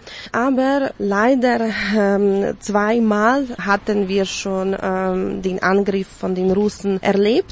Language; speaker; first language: German; early bilingual, heritage; German